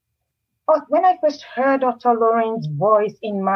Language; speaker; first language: English; non-native, local second language; Yoruba